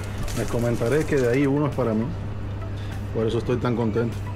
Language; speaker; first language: Spanish; native; Spanish